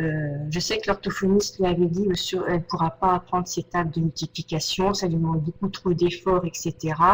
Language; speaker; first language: French; native; French